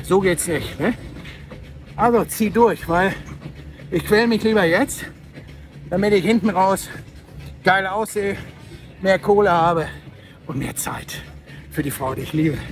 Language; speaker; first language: German; native; German